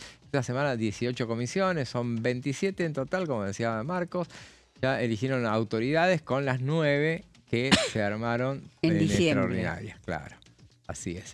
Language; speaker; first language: Spanish; native; Spanish